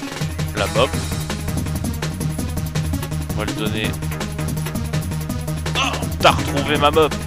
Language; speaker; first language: French; native; French